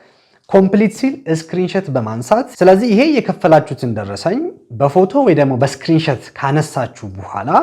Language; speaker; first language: Amharic; native; Amharic